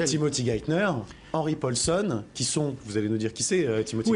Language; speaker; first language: French; native; French